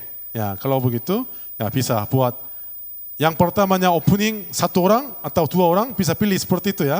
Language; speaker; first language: Indonesian; non-native, learner; Korean